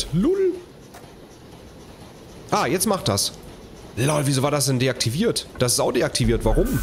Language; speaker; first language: German; native; German